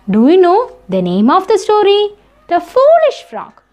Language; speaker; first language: English; non-native, local second language; Malayalam